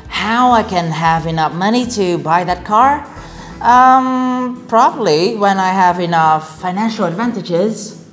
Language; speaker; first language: English; non-native, fluent; Vietnamese